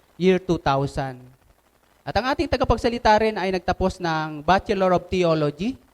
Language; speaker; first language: Filipino; non-native, local second language; Bikol